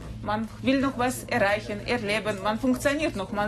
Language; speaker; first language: German; non-native, fluent; Russian